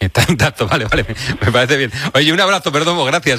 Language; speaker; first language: Spanish; native; Spanish